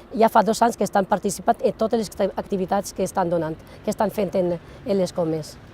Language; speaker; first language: Catalan; non-native, fluent; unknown